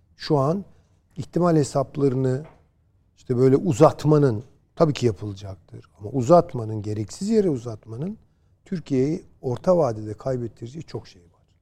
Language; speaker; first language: Turkish; native; Turkish